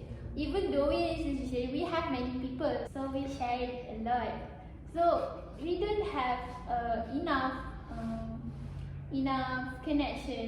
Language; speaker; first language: English; non-native, learner; Malay